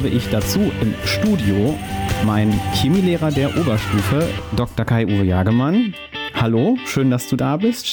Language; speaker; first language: German; native; German